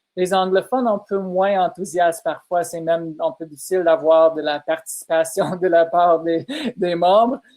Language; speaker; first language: French; non-native, fluent; English